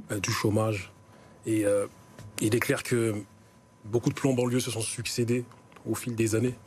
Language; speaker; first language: French; native; French